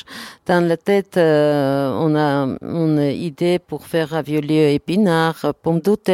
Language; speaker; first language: French; non-native, learner; Armenian